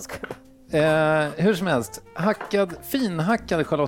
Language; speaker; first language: Swedish; native; Swedish